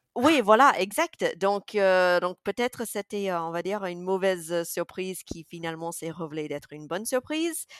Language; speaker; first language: French; non-native, fluent; English